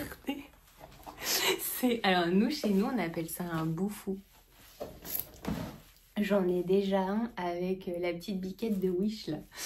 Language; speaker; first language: French; native; French